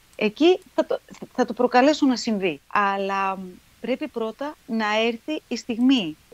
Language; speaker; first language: Greek; native; Greek